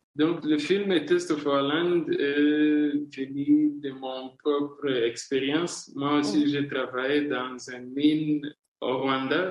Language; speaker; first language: French; non-native, local second language; Kinyarwanda